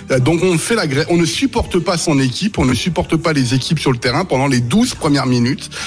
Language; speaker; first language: French; native; French